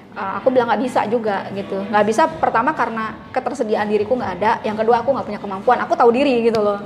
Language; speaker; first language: Indonesian; native; Indonesian